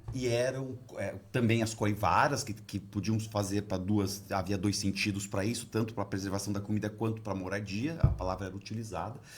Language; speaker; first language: Portuguese; native; Portuguese